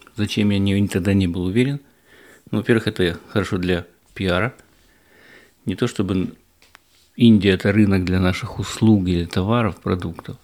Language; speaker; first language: Russian; native; Russian